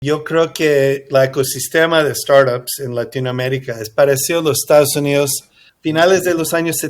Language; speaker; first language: Spanish; early bilingual, heritage; English